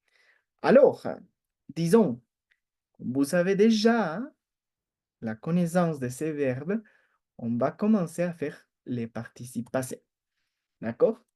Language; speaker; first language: French; non-native, fluent; Spanish